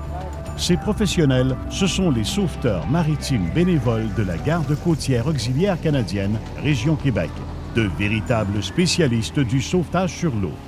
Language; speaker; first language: French; native; French